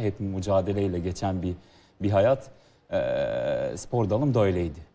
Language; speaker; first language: Turkish; non-native, fluent; Serbian